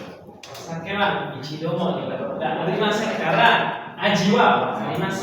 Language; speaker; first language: Japanese; non-native, fluent; Indonesian